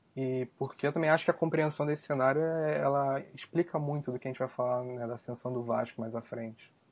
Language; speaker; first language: Portuguese; native; Portuguese